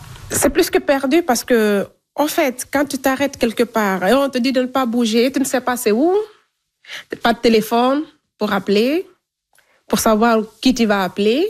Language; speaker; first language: French; non-native, local second language; Fula